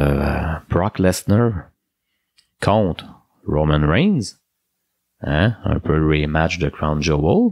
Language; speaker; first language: French; native; French